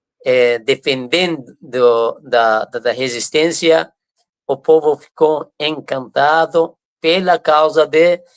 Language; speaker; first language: Portuguese; non-native, fluent; Persian